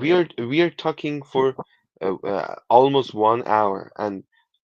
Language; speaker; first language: English; non-native, learner; Persian